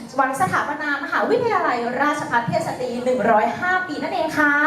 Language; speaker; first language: Thai; native; Thai